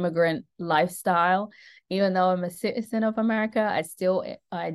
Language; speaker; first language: English; native; English